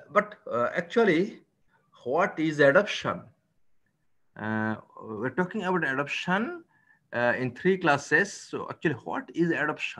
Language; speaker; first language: English; non-native, local second language; Bangla